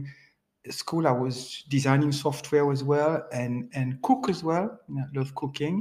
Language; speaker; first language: English; non-native, fluent; French